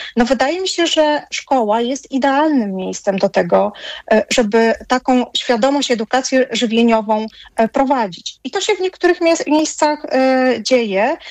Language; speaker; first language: Polish; native; Polish